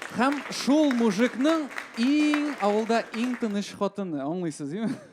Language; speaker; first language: Tatar; non-native, local second language; Russian